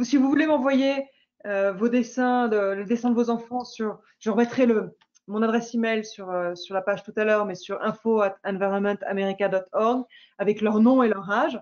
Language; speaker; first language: French; native; French